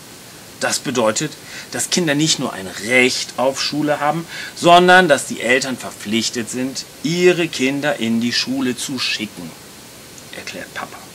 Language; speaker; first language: German; native; German